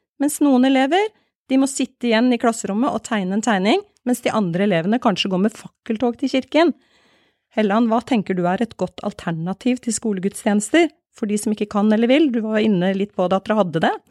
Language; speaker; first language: Norwegian; native; Norwegian